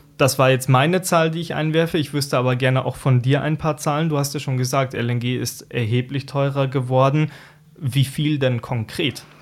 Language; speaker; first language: German; native; German